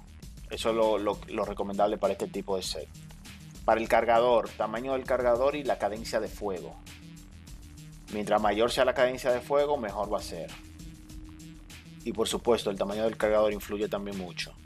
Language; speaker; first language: Spanish; native; Spanish